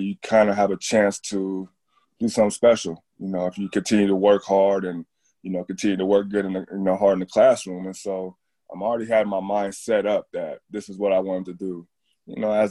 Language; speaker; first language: English; native; English